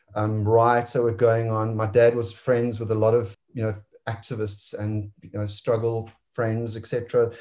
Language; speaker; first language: English; native; English